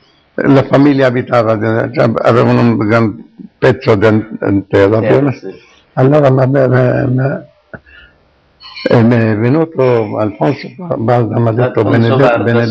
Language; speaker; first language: Italian; non-native, local second language; Arabic